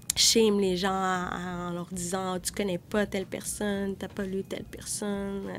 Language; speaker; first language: French; native; French